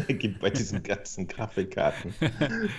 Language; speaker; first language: German; native; German